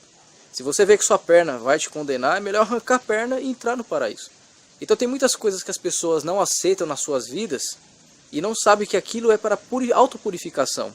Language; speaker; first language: Portuguese; native; Portuguese